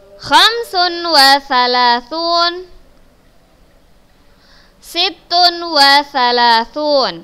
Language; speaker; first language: Arabic; non-native, fluent; Indonesian